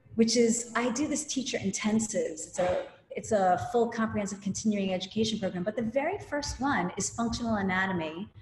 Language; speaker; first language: English; native; English